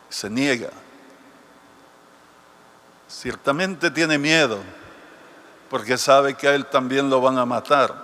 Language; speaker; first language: Spanish; native; Spanish